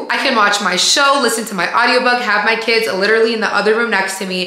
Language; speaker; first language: English; native; English